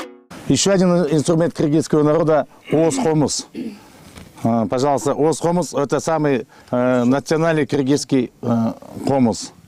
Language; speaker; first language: Russian; non-native, local second language; Kyrgyz